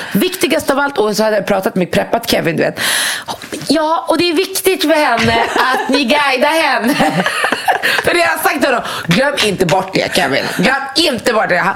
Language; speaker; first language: Swedish; early bilingual, other home language; Arabic